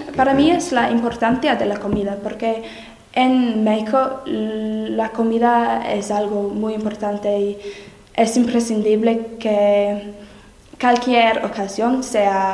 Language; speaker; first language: Spanish; non-native, learner; English